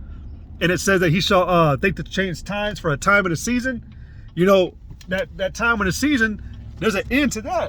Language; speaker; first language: English; native; English